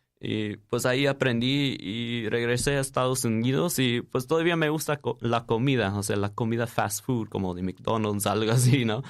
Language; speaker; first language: Spanish; non-native, fluent; English